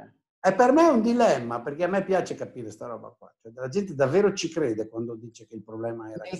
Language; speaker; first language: Italian; native; Italian